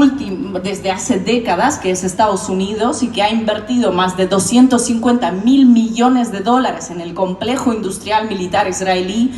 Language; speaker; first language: Spanish; non-native, fluent; Russian